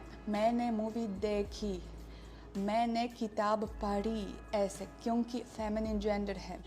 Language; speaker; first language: Hindi; non-native, fluent; Russian